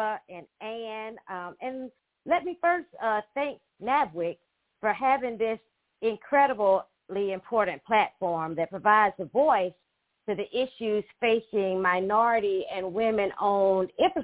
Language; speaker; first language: English; native; English